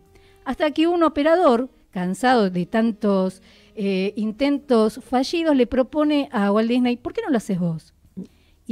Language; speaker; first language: Spanish; native; Spanish